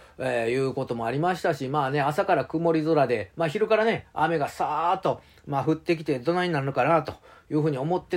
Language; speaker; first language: Japanese; native; Japanese